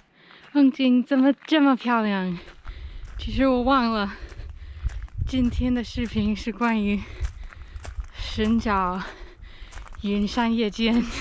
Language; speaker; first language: Chinese; non-native, fluent; English